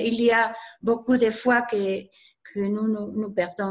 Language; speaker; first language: French; non-native, learner; Spanish